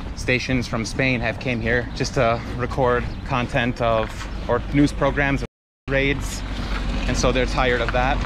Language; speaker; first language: English; native; English